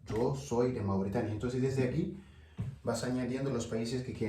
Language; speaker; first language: Spanish; non-native, learner; Wolof